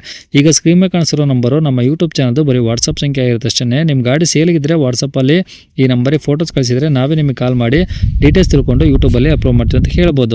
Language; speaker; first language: Kannada; native; Kannada